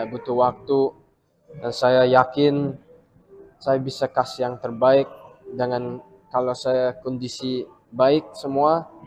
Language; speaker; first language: Indonesian; early bilingual, heritage; English